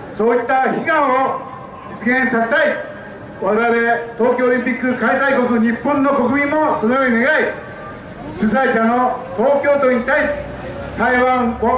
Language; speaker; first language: Japanese; native; Japanese